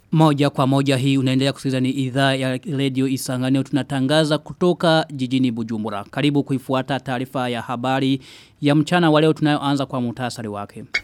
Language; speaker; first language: Swahili; non-native, local second language; Rundi